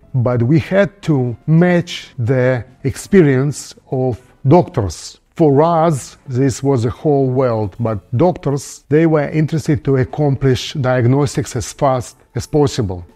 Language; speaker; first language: English; non-native, fluent; Russian